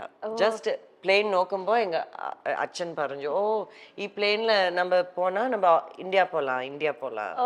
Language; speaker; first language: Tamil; early bilingual, heritage; Tamil